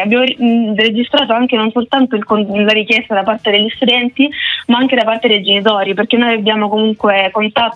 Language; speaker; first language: Italian; native; Italian